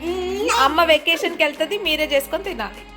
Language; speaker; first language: Telugu; native; Telugu